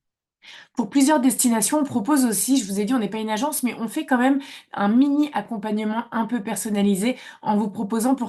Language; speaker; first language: French; native; French